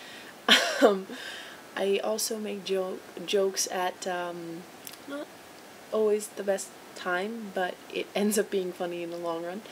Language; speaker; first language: English; native; English